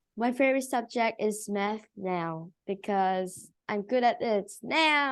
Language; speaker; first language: English; non-native, learner; Vietnamese